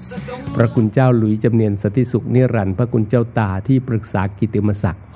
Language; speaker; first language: Thai; non-native, local second language; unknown